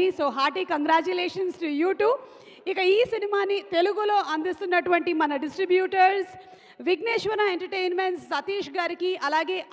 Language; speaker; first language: Telugu; native; Telugu